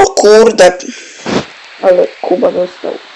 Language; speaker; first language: Polish; native; Polish